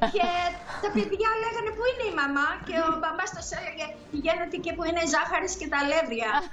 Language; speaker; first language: Greek; native; Greek